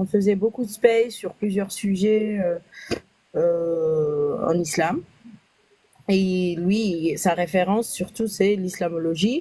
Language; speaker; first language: French; native; French